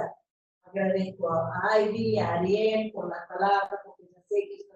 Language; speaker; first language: Spanish; non-native, fluent; Portuguese